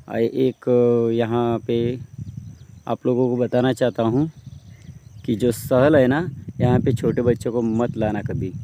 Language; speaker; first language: Hindi; non-native, local second language; Marathi